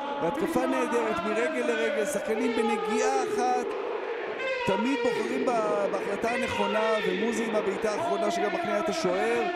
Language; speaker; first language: Hebrew; native; Hebrew